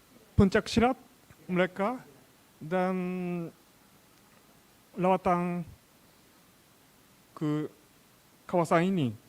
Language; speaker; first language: Indonesian; non-native, learner; Japanese